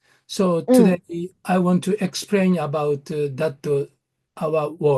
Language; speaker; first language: English; non-native, learner; Japanese